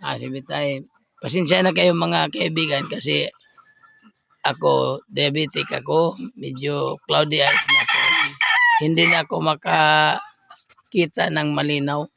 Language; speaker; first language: Filipino; non-native, local second language; Cebuano